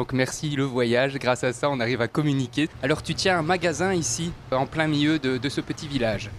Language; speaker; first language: French; native; French